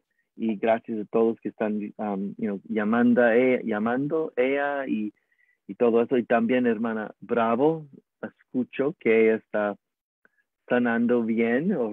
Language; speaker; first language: Spanish; non-native, learner; English